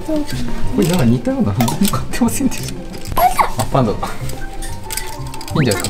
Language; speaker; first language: Japanese; native; Japanese